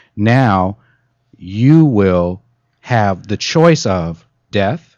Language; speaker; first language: English; native; English